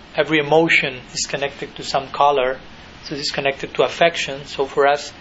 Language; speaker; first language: English; non-native, fluent; Spanish